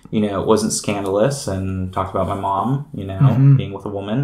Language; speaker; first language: English; native; English